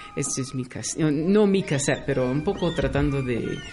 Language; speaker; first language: Spanish; non-native, fluent; English